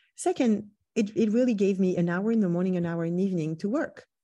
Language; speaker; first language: English; non-native, fluent; French